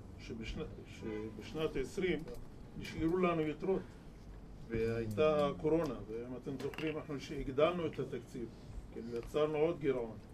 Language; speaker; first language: Hebrew; non-native, local second language; Arabic